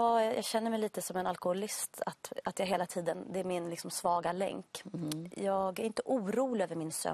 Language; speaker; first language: Swedish; native; Swedish